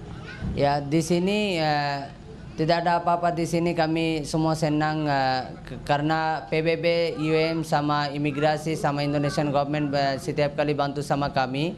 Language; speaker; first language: Indonesian; non-native, learner; Rohingya